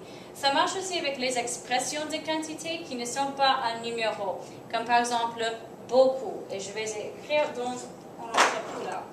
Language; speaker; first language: French; non-native, fluent; English